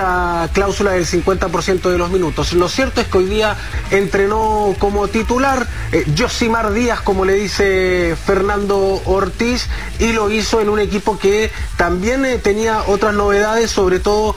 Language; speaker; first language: Spanish; native; Spanish